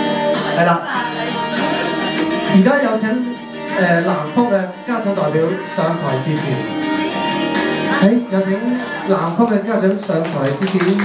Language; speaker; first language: Cantonese; native; Cantonese